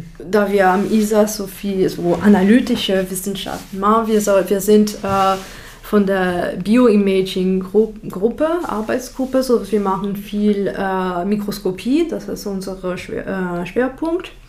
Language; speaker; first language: German; non-native, fluent; French